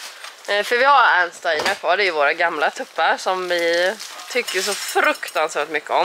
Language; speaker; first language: Swedish; native; Swedish